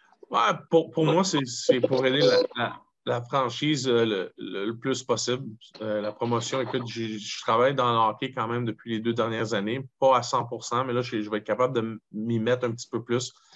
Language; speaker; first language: French; native; French